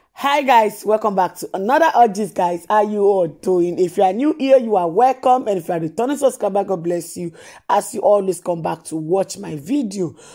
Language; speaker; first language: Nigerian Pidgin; non-native, local second language; Yoruba